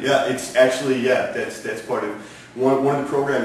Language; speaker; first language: English; native; English